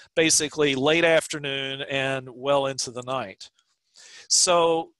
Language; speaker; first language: English; native; English